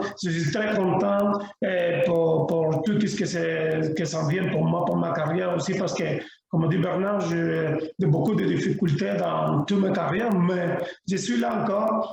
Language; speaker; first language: French; non-native, learner; Spanish